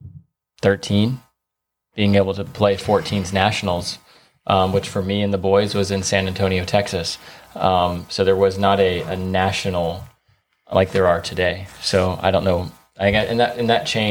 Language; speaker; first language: English; native; English